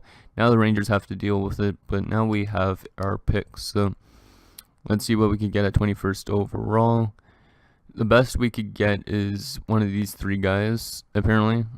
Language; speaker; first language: English; native; English